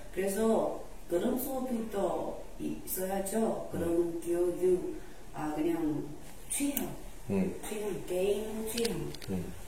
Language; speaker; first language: Korean; non-native, learner; Chinese